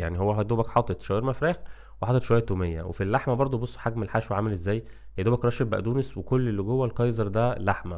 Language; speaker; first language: Arabic; native; Arabic